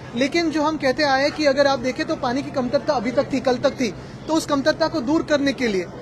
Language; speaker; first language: Hindi; non-native, local second language; Marathi